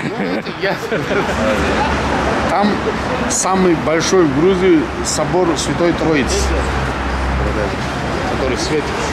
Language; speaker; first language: Russian; non-native, local second language; Georgian